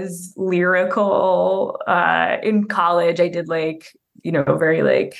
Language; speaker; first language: English; native; English